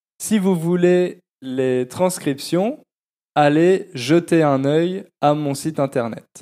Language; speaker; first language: French; native; French